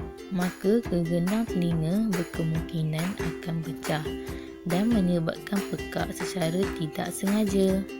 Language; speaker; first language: Malay; native; Malay